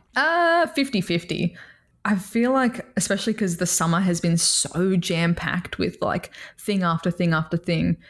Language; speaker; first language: English; native; English